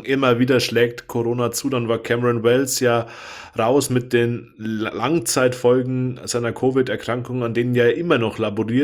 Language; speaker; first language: German; native; German